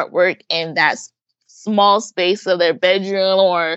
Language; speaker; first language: English; native; English